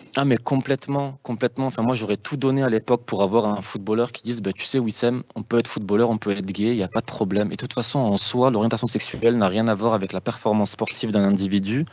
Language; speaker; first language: French; native; French